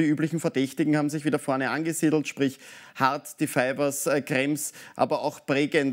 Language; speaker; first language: German; native; German